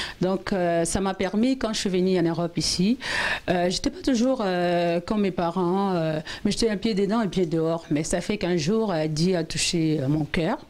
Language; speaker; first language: French; non-native, local second language; Lingala